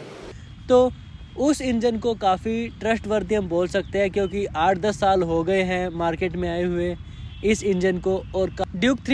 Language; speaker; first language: Hindi; native; Hindi